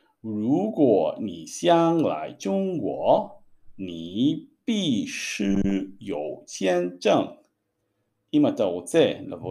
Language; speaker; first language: Chinese; non-native, fluent; Hebrew